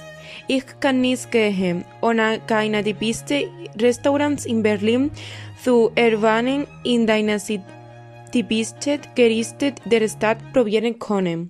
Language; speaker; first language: German; non-native, learner; Spanish